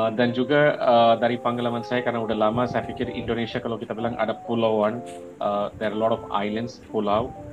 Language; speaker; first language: Indonesian; non-native, fluent; Hindi